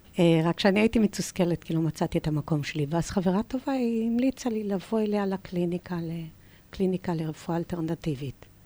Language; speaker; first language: Hebrew; early bilingual, other home language; English